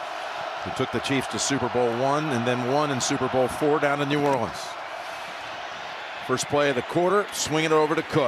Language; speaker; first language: English; native; English